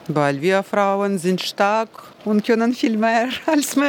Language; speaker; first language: German; non-native, learner; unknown